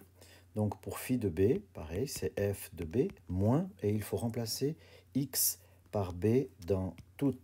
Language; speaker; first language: French; native; French